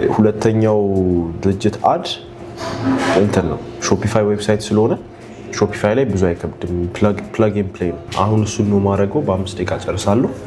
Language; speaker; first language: Amharic; native; Amharic